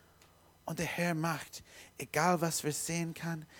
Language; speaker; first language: German; non-native, learner; English